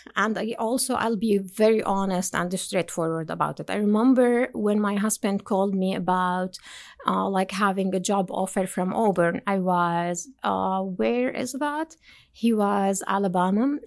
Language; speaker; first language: English; non-native, fluent; Arabic